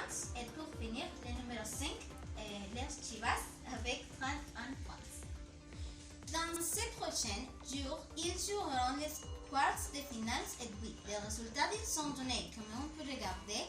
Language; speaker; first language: French; non-native, learner; Spanish